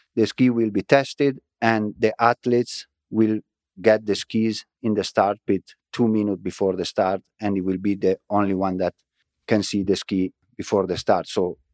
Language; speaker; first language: English; non-native, fluent; Italian